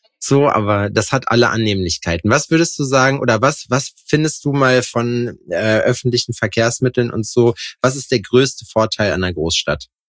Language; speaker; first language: German; native; German